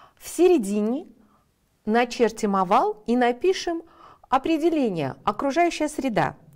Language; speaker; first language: Russian; native; Russian